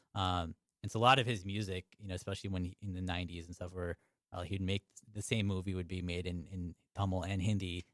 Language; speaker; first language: English; native; English